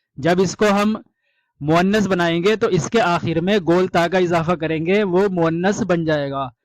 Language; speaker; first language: Urdu; native; Urdu